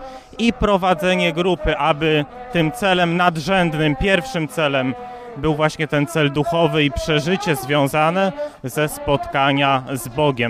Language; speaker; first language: Polish; native; Polish